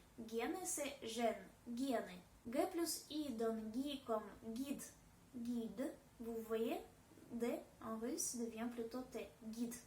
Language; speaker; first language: French; non-native, fluent; Russian